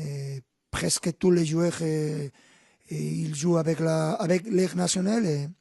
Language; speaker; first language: French; non-native, fluent; Spanish